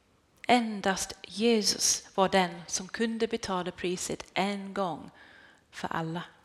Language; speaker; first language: Swedish; non-native, fluent; English